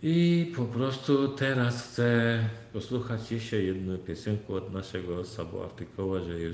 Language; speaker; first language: Polish; non-native, learner; Turkmen